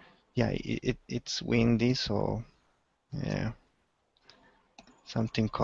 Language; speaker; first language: English; non-native, learner; Spanish